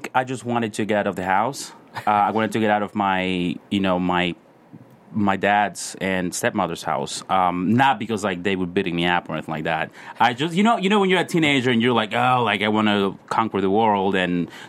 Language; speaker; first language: English; non-native, fluent; Spanish